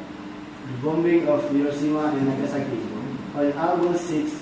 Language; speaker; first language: English; non-native, learner; Indonesian